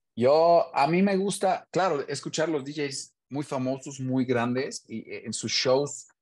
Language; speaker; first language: Spanish; non-native, learner; German